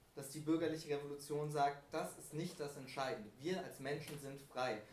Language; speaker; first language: German; native; German